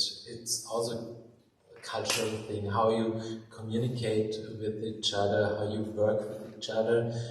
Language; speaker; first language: English; non-native, fluent; German